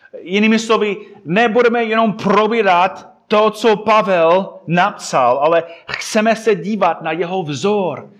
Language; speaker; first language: Czech; non-native, fluent; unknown